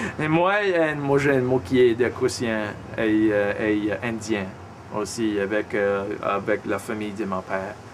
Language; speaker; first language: French; native; French